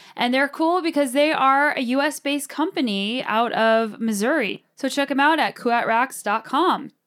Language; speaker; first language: English; early bilingual, other home language; Arabic